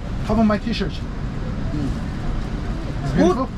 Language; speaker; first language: English; non-native, learner; Korean